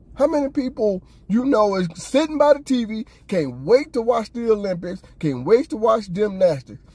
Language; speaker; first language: English; native; English